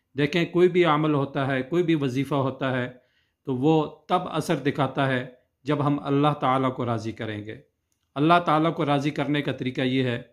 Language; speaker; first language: Urdu; native; Urdu